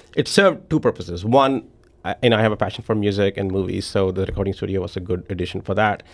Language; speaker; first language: English; non-native, local second language; Hindi